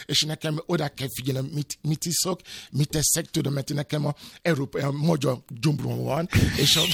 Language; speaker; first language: Hungarian; non-native, fluent; Yoruba